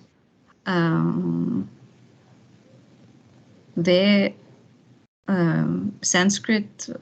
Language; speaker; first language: Hindi; non-native, learner; German